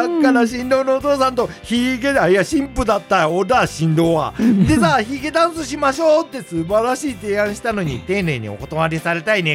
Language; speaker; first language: Japanese; native; Japanese